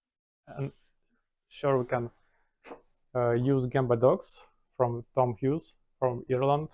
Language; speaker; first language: English; non-native, learner; Ukrainian